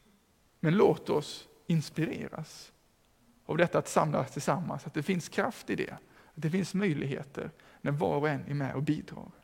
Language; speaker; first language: Swedish; native; Swedish